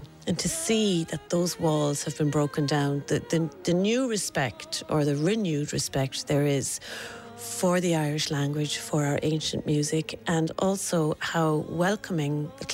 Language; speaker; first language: English; native; English